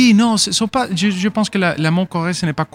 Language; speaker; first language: French; non-native, fluent; Spanish